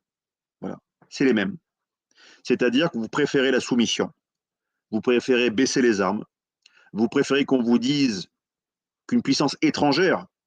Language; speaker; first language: French; native; French